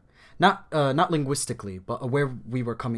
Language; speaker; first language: English; native; English